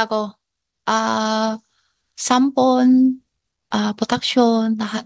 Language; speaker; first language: Filipino; non-native, learner; Chinese